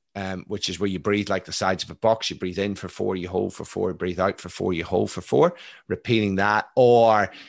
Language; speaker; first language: English; native; English